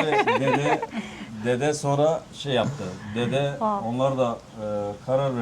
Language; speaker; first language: Turkish; native; Turkish